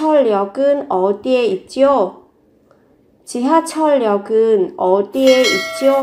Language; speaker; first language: Korean; non-native, fluent; Vietnamese